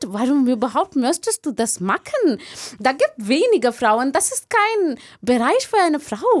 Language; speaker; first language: German; non-native, learner; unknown